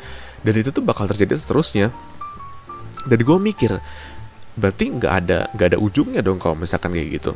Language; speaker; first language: Indonesian; native; Indonesian